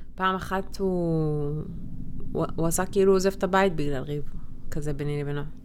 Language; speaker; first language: Hebrew; native; Hebrew